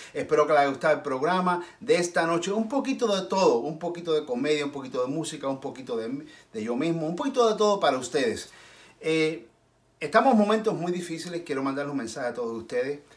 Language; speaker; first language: Spanish; native; Spanish